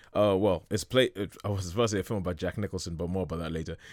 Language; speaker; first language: English; non-native, local second language; Yoruba